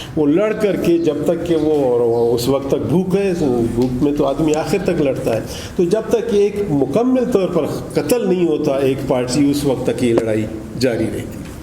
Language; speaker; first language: Urdu; non-native, local second language; Baluchi